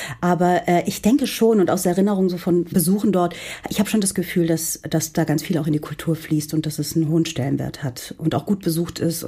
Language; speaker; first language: German; early bilingual, heritage; Portuguese